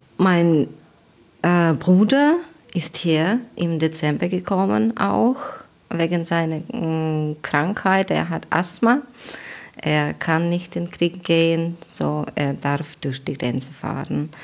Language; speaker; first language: German; non-native, learner; Ukrainian